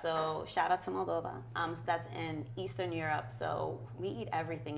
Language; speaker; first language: English; early bilingual, other home language; Russian